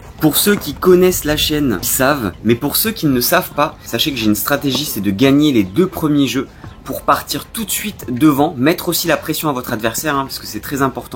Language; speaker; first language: French; native; French